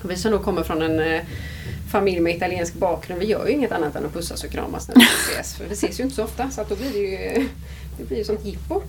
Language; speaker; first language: Swedish; native; Swedish